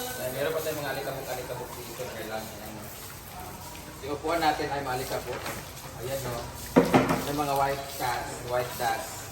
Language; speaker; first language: Filipino; native; Filipino